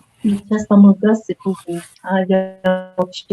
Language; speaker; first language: Russian; non-native, local second language; Kyrgyz